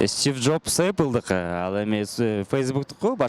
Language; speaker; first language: Kyrgyz; native; Kyrgyz